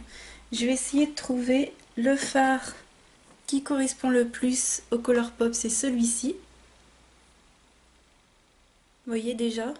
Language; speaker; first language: French; native; French